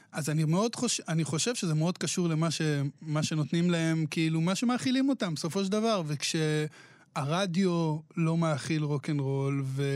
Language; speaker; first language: Hebrew; native; Hebrew